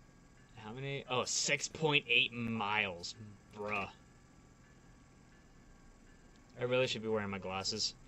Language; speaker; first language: English; native; English